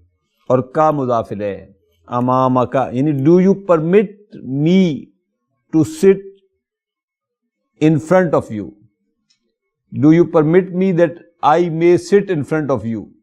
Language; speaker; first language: Urdu; native; Urdu